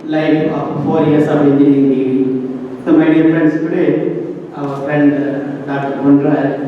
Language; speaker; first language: English; non-native, local second language; Tamil